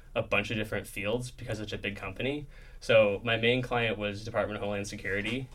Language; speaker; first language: English; native; English